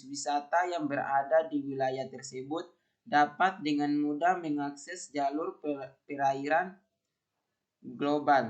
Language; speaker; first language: Indonesian; native; Indonesian